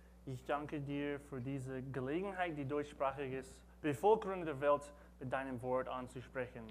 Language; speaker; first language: German; non-native, learner; English